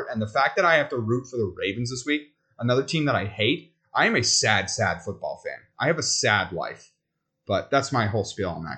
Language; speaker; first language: English; native; English